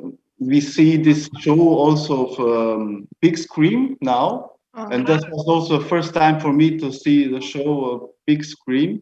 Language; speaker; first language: English; non-native, learner; German